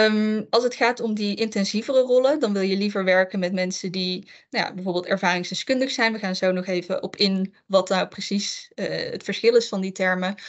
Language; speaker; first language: Dutch; native; Dutch